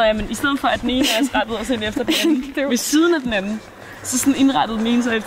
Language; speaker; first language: Danish; native; Danish